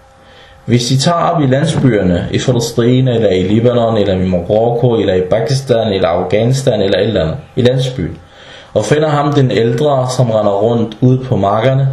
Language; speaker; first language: Danish; early bilingual, other home language; Arabic